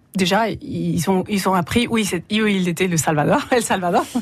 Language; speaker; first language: French; non-native, fluent; Spanish